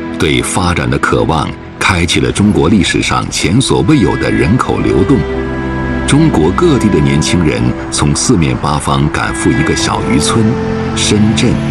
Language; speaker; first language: Chinese; native; Chinese